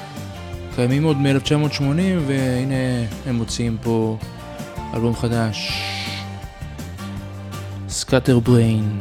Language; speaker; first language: Hebrew; native; Hebrew